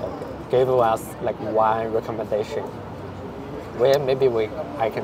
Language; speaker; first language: English; non-native, fluent; Chinese